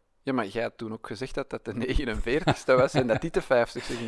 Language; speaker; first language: Dutch; native; Dutch